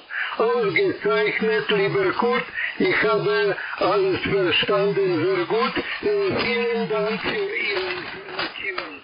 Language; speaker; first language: German; non-native, learner; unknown